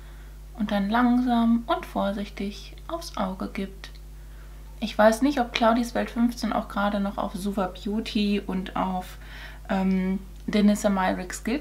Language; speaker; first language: German; native; German